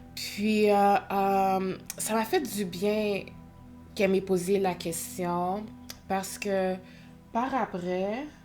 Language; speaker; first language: French; native; French